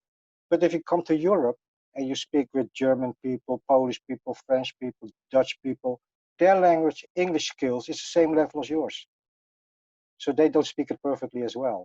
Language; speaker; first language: English; non-native, fluent; Dutch